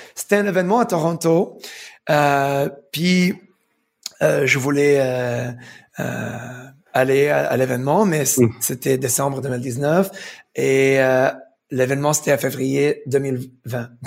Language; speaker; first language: French; non-native, fluent; English